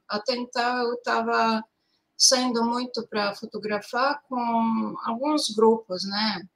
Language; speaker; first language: Portuguese; non-native, fluent; Serbian